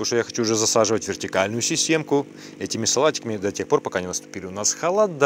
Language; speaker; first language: Russian; native; Russian